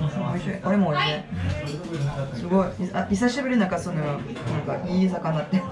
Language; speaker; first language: Japanese; non-native, learner; French